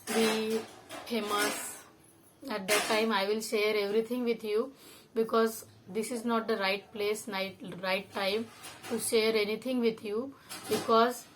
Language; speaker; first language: English; non-native, local second language; Marathi